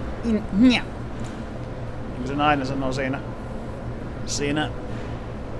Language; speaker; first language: Finnish; native; Finnish